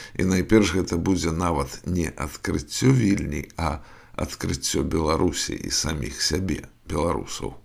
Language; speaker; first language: Belarusian; native; Belarusian